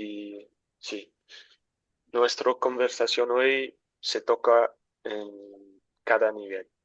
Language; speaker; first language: Spanish; non-native, learner; English